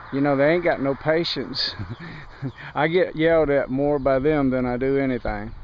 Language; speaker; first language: English; native; English